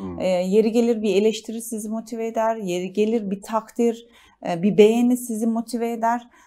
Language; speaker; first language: Turkish; native; Turkish